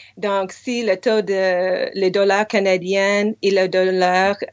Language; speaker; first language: French; non-native, fluent; English